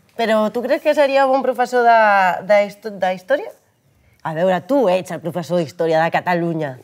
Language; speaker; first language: Catalan; non-native, local second language; Spanish